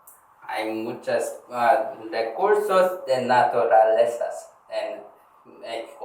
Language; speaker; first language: Spanish; non-native, learner; Korean